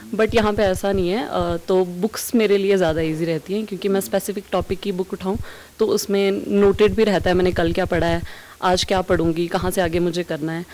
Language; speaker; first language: Hindi; native; Hindi